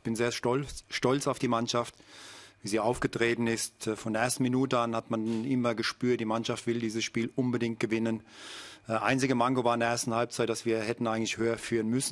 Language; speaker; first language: German; native; German